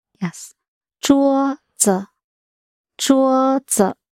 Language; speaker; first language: Chinese; non-native, learner; English